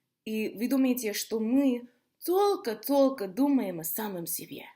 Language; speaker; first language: Russian; non-native, fluent; English